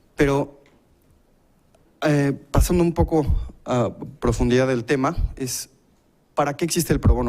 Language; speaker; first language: Spanish; native; Spanish